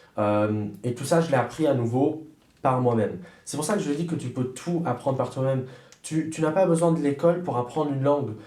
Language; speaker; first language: French; early bilingual, other home language; German